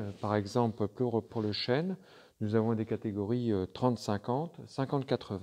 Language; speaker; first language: French; native; French